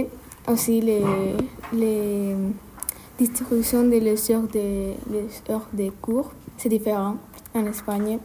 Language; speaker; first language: French; non-native, learner; Spanish